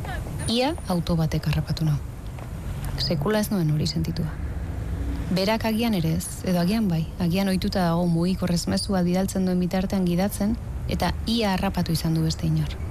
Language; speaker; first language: Basque; native; Basque